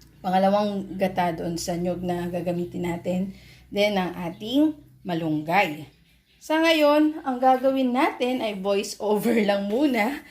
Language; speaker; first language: Filipino; non-native, local second language; Bikol